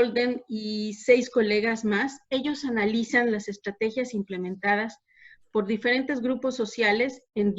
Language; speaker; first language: Spanish; native; Spanish